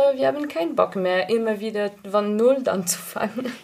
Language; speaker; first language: German; non-native, fluent; English